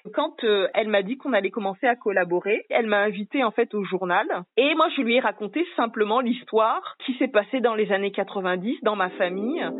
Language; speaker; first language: French; native; French